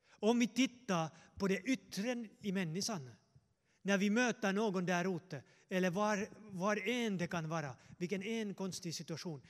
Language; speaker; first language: Swedish; non-native, fluent; Finnish